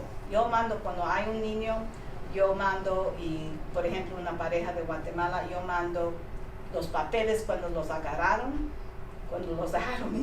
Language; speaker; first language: Spanish; early bilingual, heritage; Spanish